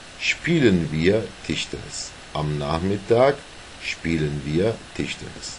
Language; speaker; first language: German; non-native, fluent; Turkish